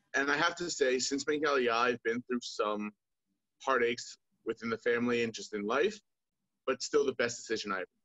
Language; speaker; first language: English; native; English